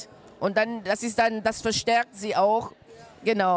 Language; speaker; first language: German; non-native, fluent; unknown